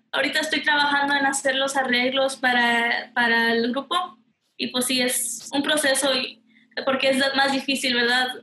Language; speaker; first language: Spanish; early bilingual, heritage; Spanish